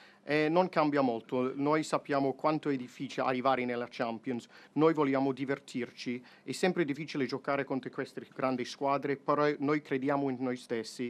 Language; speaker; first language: Italian; non-native, fluent; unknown